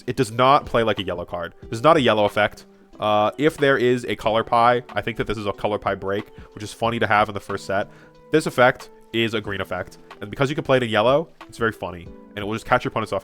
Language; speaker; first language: English; native; English